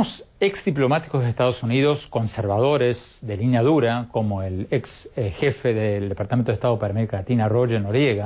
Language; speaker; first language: Spanish; native; Spanish